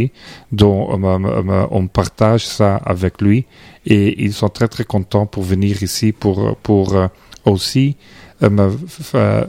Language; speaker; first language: French; non-native, learner; Dutch